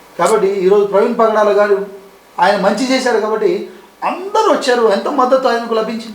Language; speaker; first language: Telugu; non-native, local second language; Lambadi